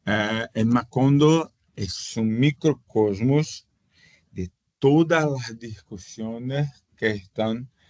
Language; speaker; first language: Spanish; non-native, fluent; Portuguese